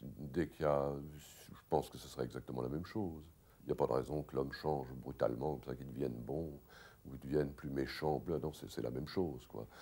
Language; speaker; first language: French; native; French